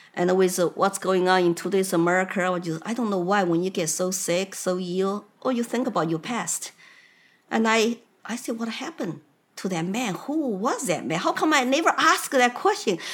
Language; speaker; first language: English; non-native, fluent; Chinese